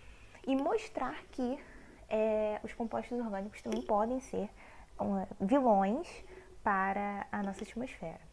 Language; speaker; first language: Portuguese; native; Portuguese